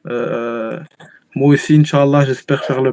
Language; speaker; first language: French; early bilingual, heritage; Arabic